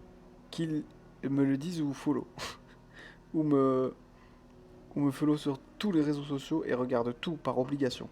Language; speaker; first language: French; native; French